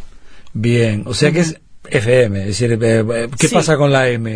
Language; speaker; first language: Spanish; native; Spanish